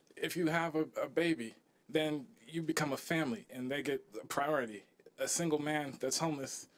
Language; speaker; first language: English; native; English